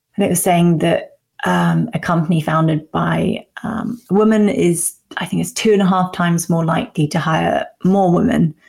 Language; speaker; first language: English; native; English